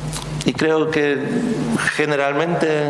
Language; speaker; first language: Spanish; non-native, learner; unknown